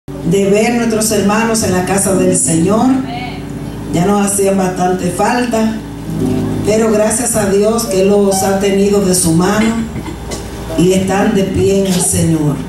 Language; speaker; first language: Spanish; native; Spanish